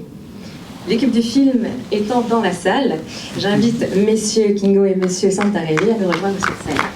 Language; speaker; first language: French; native; French